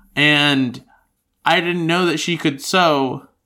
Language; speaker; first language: English; native; English